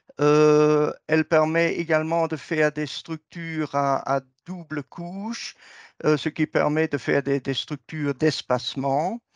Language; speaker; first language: French; native; French